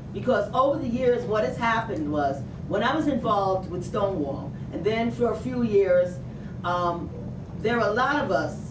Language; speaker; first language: English; native; English